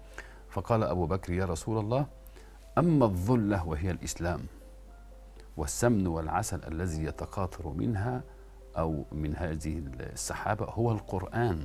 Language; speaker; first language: Arabic; native; Arabic